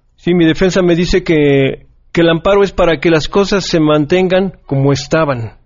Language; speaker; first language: Spanish; native; Spanish